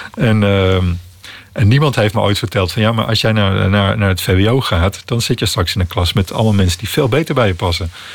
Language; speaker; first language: Dutch; native; Dutch